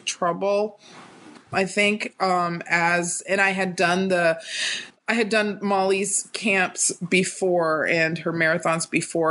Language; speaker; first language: English; native; English